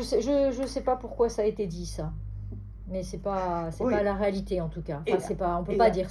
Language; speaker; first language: French; native; French